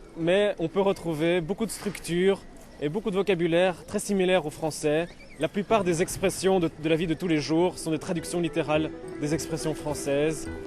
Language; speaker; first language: French; native; French